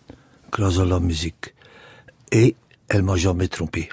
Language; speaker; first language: French; non-native, local second language; Dutch